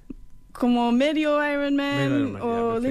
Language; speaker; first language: Spanish; non-native, fluent; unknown